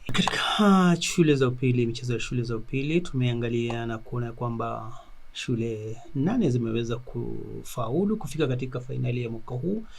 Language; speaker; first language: Swahili; non-native, local second language; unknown